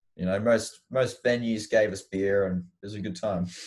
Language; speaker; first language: English; native; English